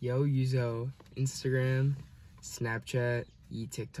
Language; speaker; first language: Spanish; non-native, learner; English